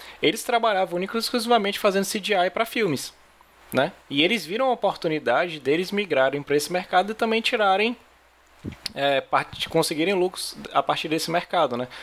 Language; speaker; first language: Portuguese; native; Portuguese